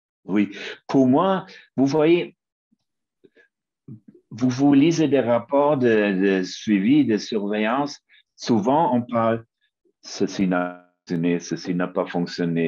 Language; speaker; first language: French; non-native, fluent; German